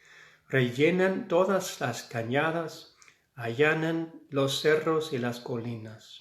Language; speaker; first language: Spanish; non-native, fluent; English